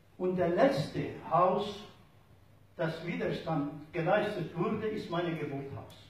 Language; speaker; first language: German; non-native, fluent; Turoyo